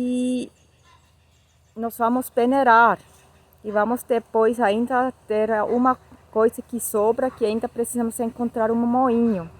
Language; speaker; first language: Portuguese; non-native, fluent; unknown